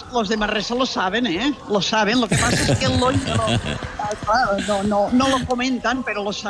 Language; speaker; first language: Spanish; non-native, local second language; Catalan